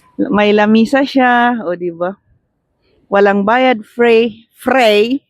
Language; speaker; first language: Filipino; non-native, local second language; Cebuano